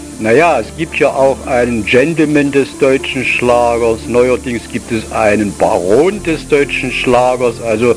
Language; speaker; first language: German; native; German